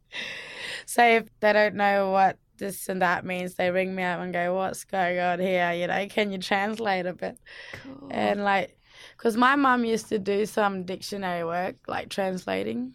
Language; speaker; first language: English; non-native, local second language; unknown